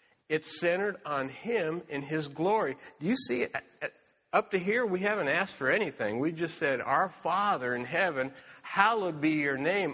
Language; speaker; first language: English; native; English